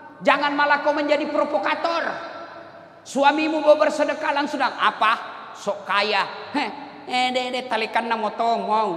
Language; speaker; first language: Indonesian; non-native, local second language; Buginese